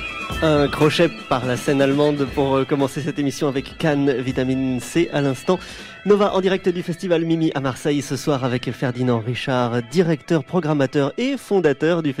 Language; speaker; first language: French; native; French